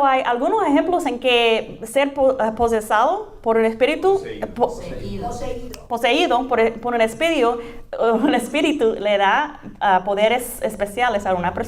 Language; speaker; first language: Spanish; non-native, fluent; English